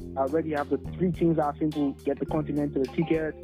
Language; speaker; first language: English; non-native, local second language; Yoruba